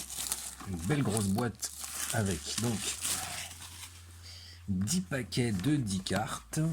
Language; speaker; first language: French; native; French